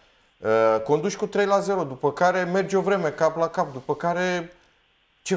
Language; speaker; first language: Romanian; native; Romanian